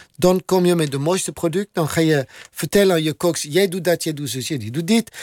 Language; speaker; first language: Dutch; non-native, learner; French